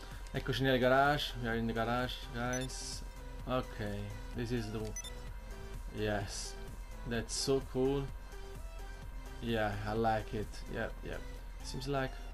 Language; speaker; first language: English; non-native, learner; Italian